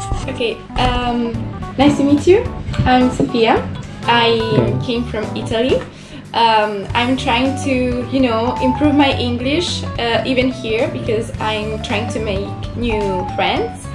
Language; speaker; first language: English; non-native, fluent; Italian